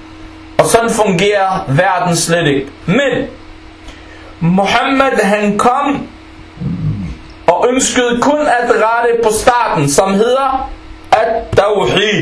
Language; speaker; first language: Danish; non-native, fluent; Arabic